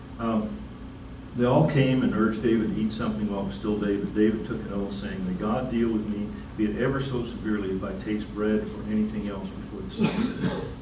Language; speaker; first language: English; native; English